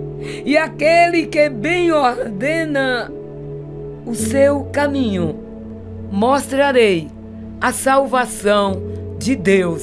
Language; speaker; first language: Portuguese; native; Portuguese